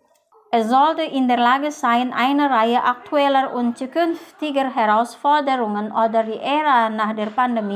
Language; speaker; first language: German; non-native, fluent; Indonesian